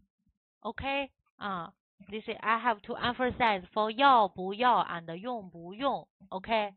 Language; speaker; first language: English; non-native, learner; Chinese